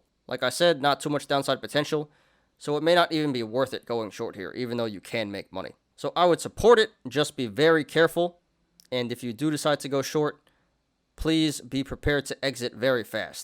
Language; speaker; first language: English; native; English